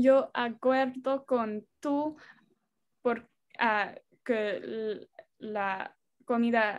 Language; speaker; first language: Spanish; non-native, learner; English